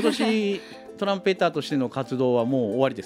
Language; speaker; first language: Japanese; native; Japanese